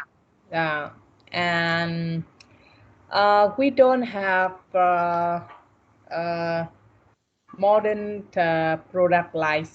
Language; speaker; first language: English; non-native, learner; Vietnamese